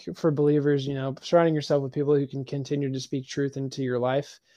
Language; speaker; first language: English; native; English